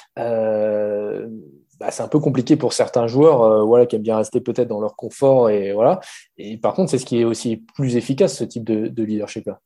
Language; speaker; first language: French; native; French